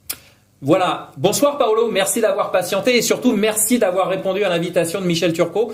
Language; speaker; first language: French; native; French